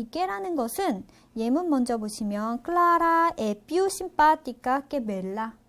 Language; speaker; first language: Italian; non-native, fluent; Korean